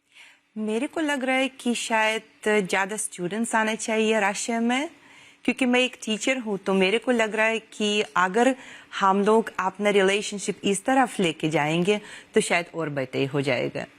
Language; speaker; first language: Hindi; non-native, fluent; Russian